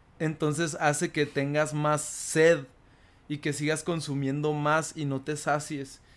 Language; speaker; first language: Spanish; early bilingual, heritage; Spanish